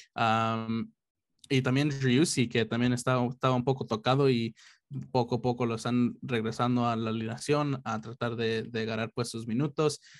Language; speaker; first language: Spanish; early bilingual, heritage; Spanish